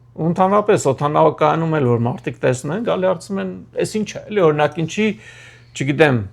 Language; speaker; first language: Armenian; native; Armenian